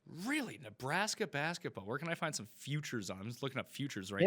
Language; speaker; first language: English; native; English